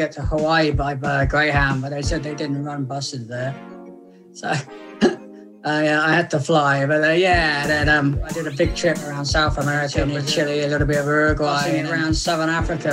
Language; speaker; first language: English; native; English